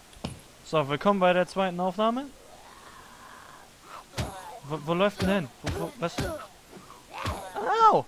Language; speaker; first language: German; native; German